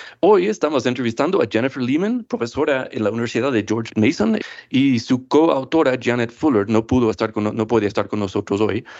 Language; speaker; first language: Spanish; non-native, fluent; English